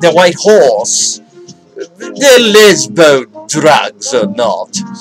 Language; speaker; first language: English; native; English